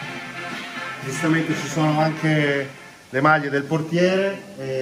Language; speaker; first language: Italian; native; Italian